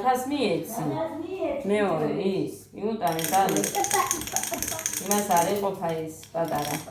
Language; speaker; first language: Georgian; native; Georgian